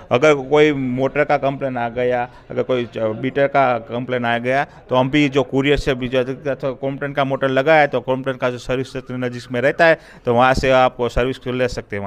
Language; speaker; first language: Hindi; non-native, local second language; Gujarati